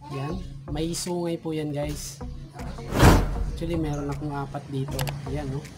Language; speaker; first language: Filipino; non-native, local second language; Iloko